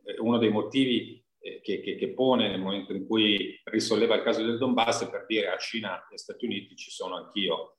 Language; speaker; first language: Italian; native; Italian